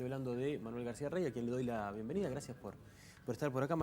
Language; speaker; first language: Spanish; native; Spanish